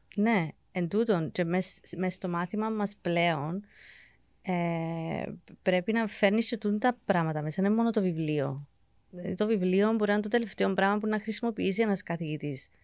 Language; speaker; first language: Greek; early bilingual, heritage; English